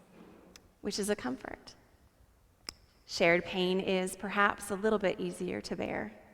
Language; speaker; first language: English; native; English